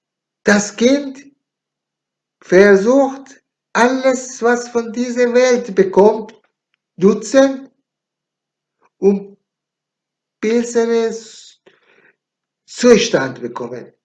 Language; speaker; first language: German; non-native, learner; Persian